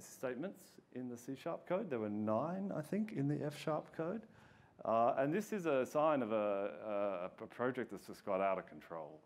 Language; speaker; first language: English; native; English